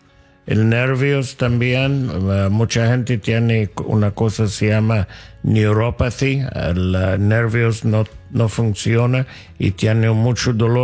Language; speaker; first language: Spanish; non-native, learner; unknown